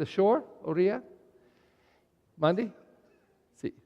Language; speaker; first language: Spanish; non-native, learner; English